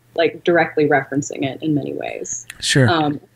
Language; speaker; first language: English; native; English